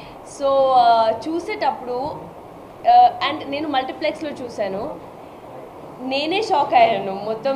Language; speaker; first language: Telugu; non-native, local second language; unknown